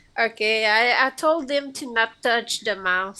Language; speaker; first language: English; non-native, learner; French